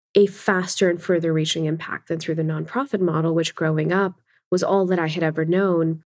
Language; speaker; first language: English; non-native, local second language; Urdu